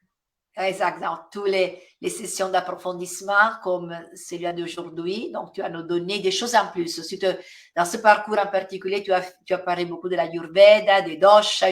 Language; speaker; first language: French; non-native, fluent; Italian